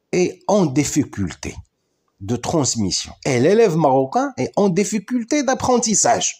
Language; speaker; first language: French; non-native, local second language; Arabic